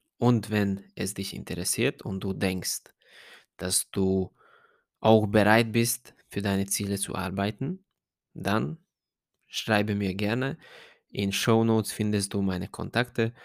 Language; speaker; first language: German; non-native, fluent; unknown